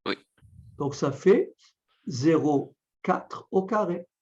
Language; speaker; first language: French; native; French